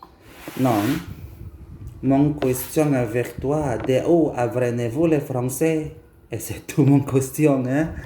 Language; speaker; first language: French; non-native, learner; Indonesian